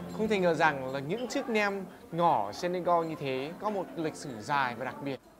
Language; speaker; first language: Vietnamese; early bilingual, heritage; Vietnamese